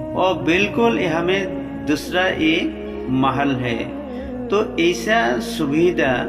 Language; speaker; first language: Hindi; non-native, local second language; Bangla